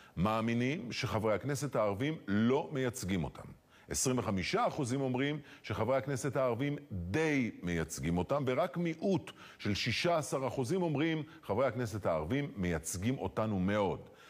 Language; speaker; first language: Hebrew; native; Hebrew